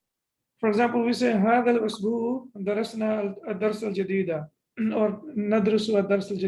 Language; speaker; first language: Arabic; non-native, fluent; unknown